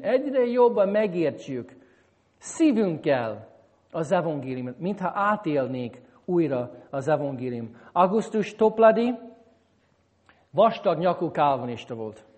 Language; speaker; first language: Hungarian; non-native, fluent; English